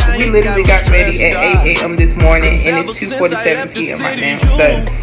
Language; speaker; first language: English; native; English